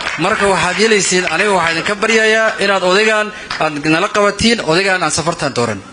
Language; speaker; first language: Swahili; non-native, local second language; Somali